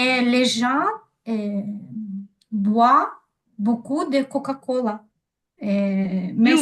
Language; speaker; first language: French; non-native, learner; Ukrainian